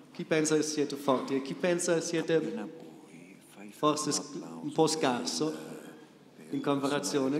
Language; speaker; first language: Italian; non-native, learner; German